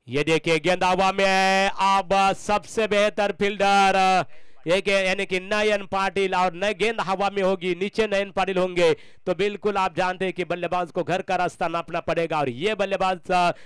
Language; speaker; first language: Hindi; non-native, local second language; Marathi